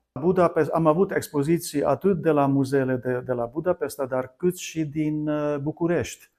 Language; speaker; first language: Romanian; non-native, local second language; Hungarian